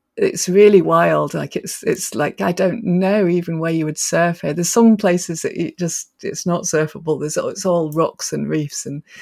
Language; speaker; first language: English; native; English